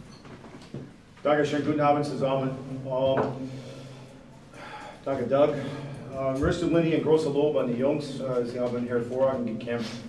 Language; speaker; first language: German; non-native, fluent; English